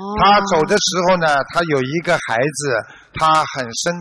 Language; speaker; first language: Chinese; native; Chinese